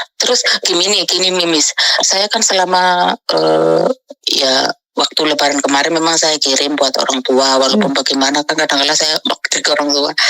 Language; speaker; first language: Indonesian; non-native, local second language; Javanese